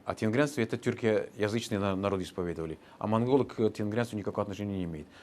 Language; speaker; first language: Russian; non-native, local second language; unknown